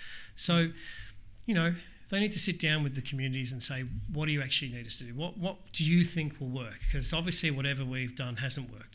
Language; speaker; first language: English; native; English